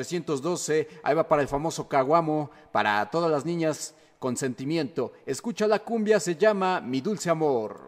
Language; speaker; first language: Spanish; native; Spanish